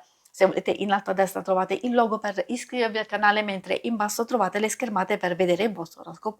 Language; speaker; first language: Italian; native; Italian